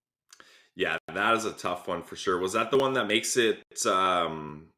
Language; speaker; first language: English; native; English